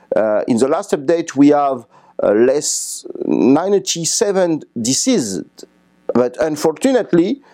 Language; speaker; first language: English; non-native, fluent; French